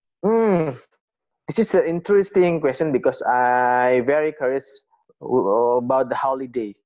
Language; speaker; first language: English; non-native, learner; Indonesian